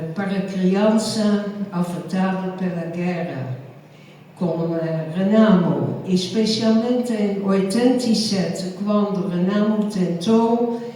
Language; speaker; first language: Portuguese; non-native, fluent; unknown